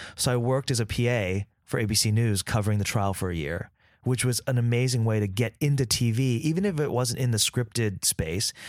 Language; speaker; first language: English; early bilingual, other home language; Vietnamese